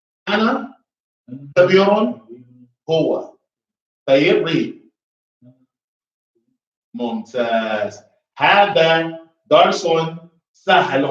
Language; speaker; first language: Arabic; non-native, fluent; English